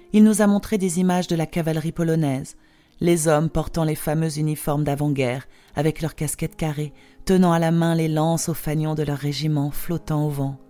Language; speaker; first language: French; non-native, fluent; Polish